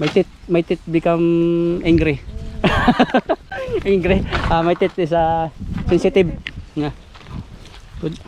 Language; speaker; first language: English; non-native, local second language; Filipino